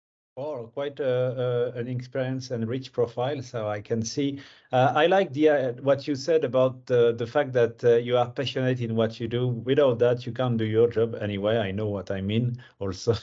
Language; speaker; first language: English; non-native, fluent; French